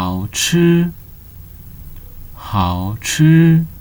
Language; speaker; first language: Chinese; non-native, fluent; Nepali